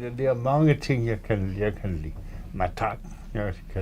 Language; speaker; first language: Danish; non-native, fluent; French